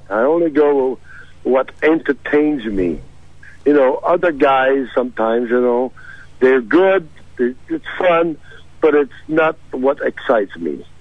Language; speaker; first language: English; non-native, fluent; French